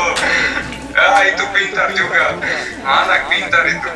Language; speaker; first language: Indonesian; non-native, learner; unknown